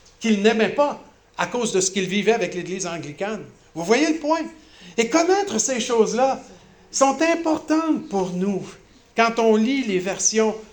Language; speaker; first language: French; native; French